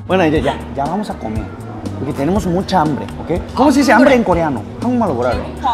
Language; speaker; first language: Spanish; non-native, fluent; Korean